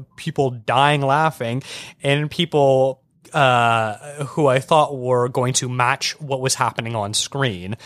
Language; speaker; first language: English; native; English